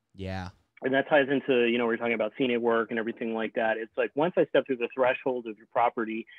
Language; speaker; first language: English; native; English